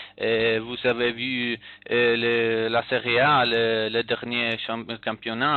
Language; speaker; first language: French; non-native, learner; Italian